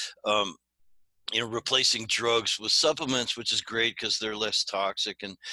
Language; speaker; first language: English; native; English